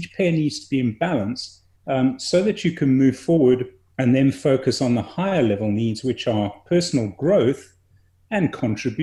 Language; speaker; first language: English; native; English